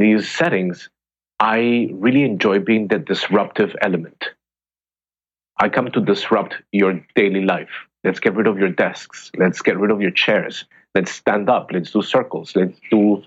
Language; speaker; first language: English; non-native, fluent; Spanish